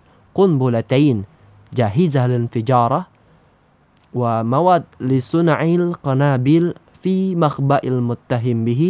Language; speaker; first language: Arabic; non-native, fluent; Indonesian